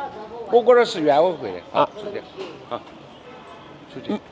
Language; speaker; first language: Chinese; native; Chinese